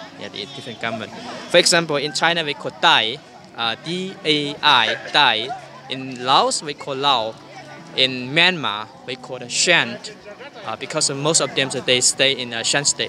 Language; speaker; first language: English; non-native, learner; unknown